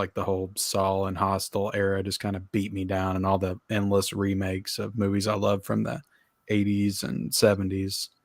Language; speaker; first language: English; native; English